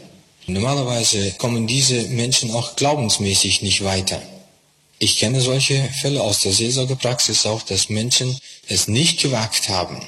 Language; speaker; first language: German; non-native, fluent; Russian